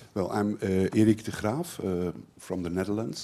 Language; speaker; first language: English; non-native, learner; Dutch